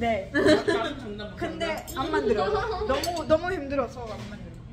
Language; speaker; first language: Korean; non-native, learner; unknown